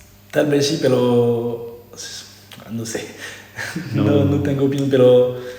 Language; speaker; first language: Spanish; non-native, learner; French